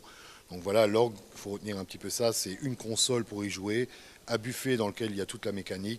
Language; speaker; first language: French; native; French